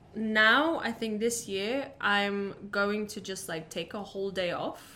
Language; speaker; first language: English; non-native, fluent; Latvian